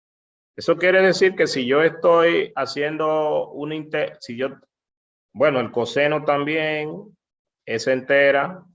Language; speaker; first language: Spanish; native; Spanish